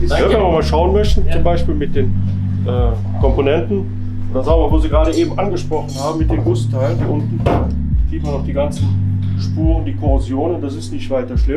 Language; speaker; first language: German; native; German